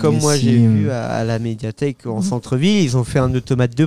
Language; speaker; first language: French; native; French